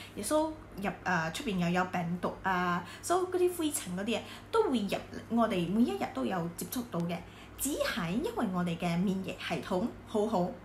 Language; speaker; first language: Cantonese; non-native, local second language; Hakka Chinese